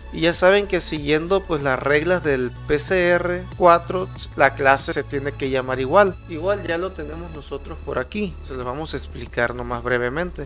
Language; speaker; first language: Spanish; native; Spanish